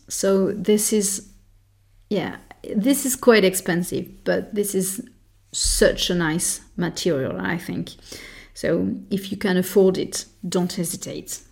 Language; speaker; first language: English; non-native, fluent; French